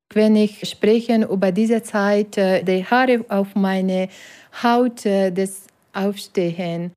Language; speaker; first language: German; non-native, learner; Persian